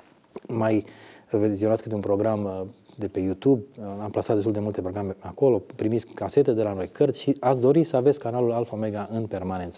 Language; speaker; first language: Romanian; native; Romanian